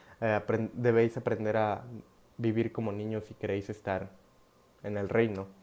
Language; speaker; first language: Spanish; native; Spanish